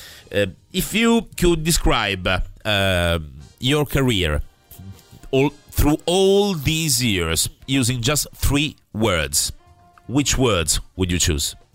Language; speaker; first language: English; non-native, fluent; Italian